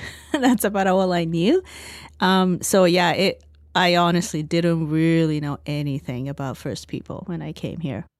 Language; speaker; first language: English; non-native, fluent; Japanese